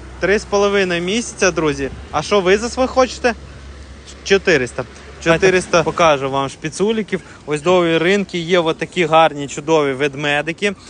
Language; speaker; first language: Ukrainian; non-native, local second language; Russian